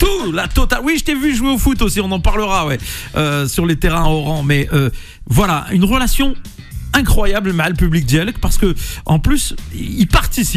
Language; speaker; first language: French; native; French